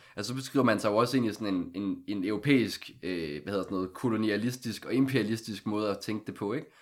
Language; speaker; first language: Danish; native; Danish